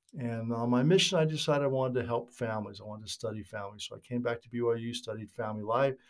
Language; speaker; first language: English; native; English